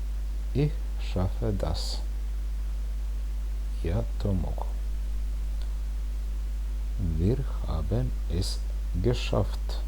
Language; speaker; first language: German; non-native, fluent; Bosnian